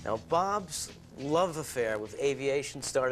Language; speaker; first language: English; native; English